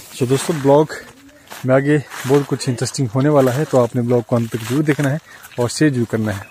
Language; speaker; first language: Hindi; native; Hindi